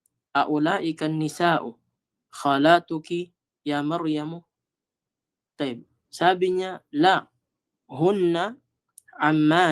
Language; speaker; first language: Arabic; non-native, fluent; Filipino